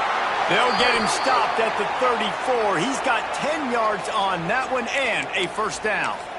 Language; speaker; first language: English; native; English